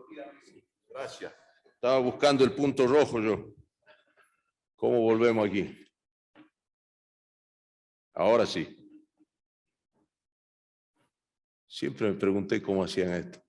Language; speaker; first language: Spanish; native; Spanish